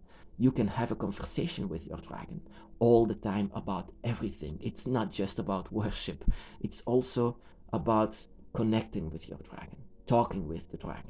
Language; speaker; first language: English; non-native, fluent; Dutch